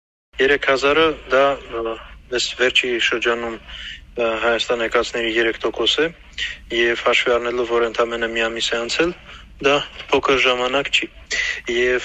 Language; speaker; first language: Armenian; native; Armenian